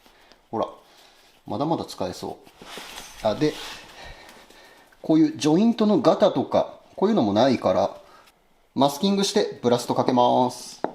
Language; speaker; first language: Japanese; native; Japanese